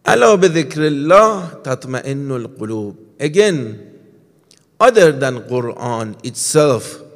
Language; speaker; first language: English; non-native, fluent; Persian